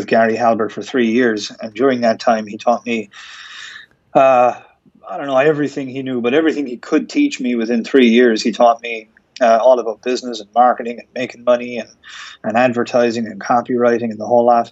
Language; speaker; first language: English; native; English